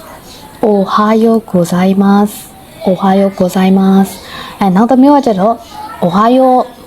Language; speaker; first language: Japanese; non-native, learner; Burmese